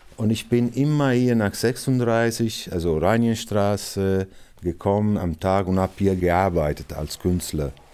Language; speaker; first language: German; non-native, fluent; Italian